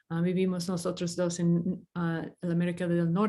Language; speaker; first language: Spanish; non-native, fluent; English